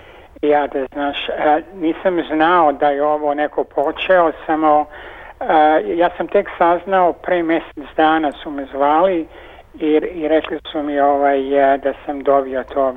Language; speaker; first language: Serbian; early bilingual, heritage; Serbian